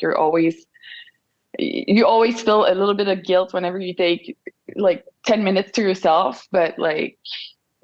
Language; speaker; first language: English; non-native, fluent; French